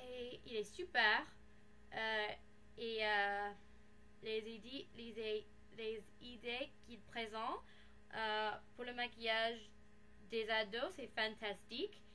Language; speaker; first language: French; non-native, learner; English